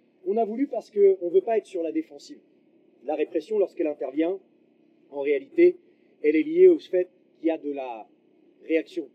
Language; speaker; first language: French; native; French